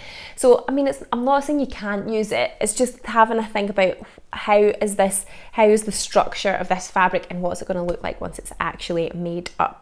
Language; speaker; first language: English; native; English